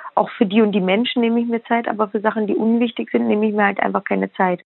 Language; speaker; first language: German; native; German